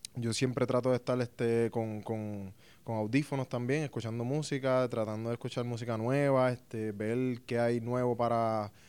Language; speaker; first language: Spanish; native; Spanish